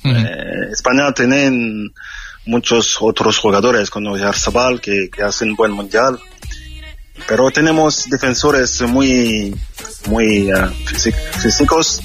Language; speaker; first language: Spanish; non-native, fluent; French